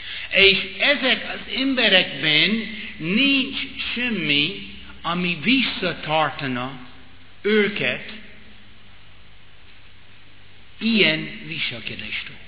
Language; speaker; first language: Hungarian; non-native, fluent; English